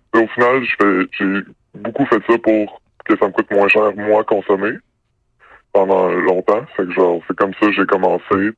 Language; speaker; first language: French; native; French